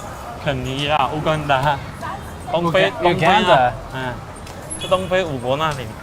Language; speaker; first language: Chinese; native; Chinese